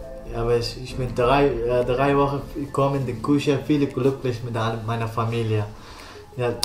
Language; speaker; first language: German; non-native, learner; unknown